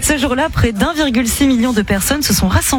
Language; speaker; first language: French; native; French